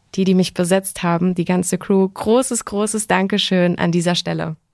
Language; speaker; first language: German; native; German